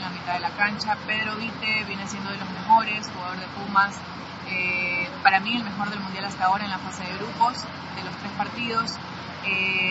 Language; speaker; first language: Spanish; native; Spanish